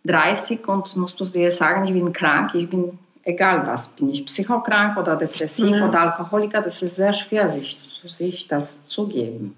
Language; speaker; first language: German; non-native, fluent; Polish